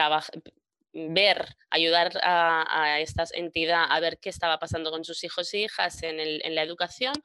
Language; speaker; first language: Spanish; native; Spanish